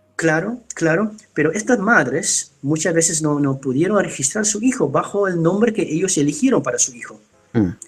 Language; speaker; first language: Spanish; non-native, fluent; Dutch